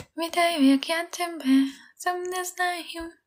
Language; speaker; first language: German; non-native, learner; Ukrainian